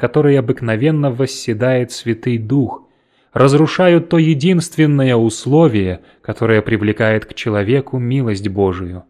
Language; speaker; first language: Russian; native; Russian